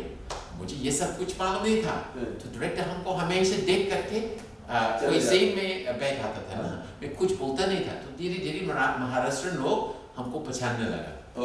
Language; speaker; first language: Hindi; non-native, fluent; English